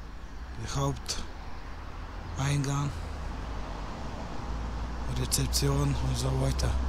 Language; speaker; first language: German; non-native, learner; Russian